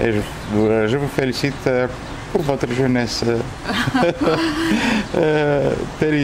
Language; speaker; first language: French; non-native, fluent; Romanian